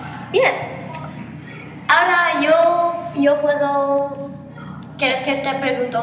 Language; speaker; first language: Spanish; non-native, learner; English